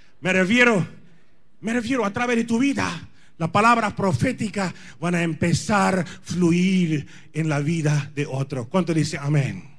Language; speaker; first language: Spanish; non-native, fluent; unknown